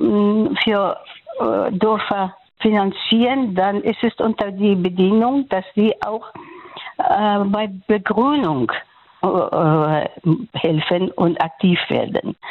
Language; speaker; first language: German; non-native, fluent; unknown